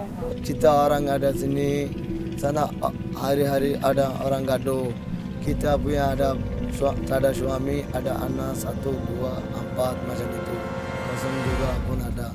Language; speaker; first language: Indonesian; non-native, learner; Rohingya